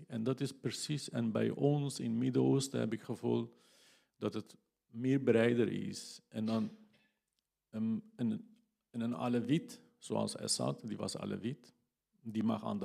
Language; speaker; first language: Dutch; non-native, fluent; Kurdish